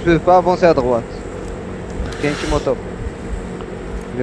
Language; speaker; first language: French; native; French